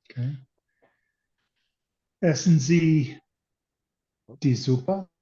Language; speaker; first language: German; non-native, learner; English